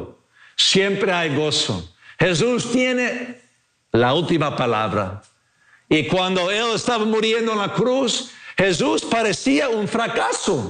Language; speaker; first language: Spanish; non-native, fluent; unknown